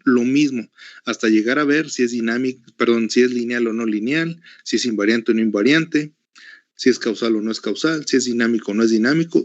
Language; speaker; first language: Spanish; native; Spanish